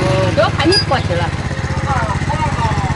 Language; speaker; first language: Chinese; native; Chinese